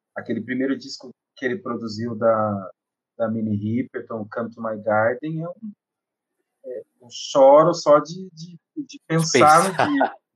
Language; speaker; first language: Portuguese; native; Portuguese